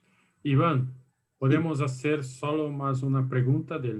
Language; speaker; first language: Spanish; non-native, fluent; Portuguese